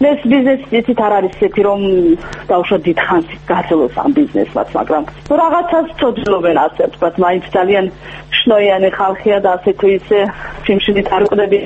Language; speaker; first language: Georgian; non-native, local second language; Chechen